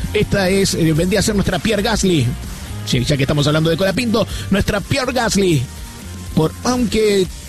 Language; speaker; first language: Spanish; native; Spanish